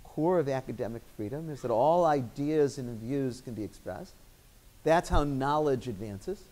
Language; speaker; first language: English; native; English